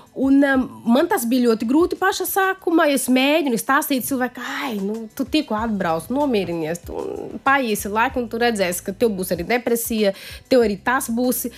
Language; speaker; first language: Latvian; non-native, fluent; Portuguese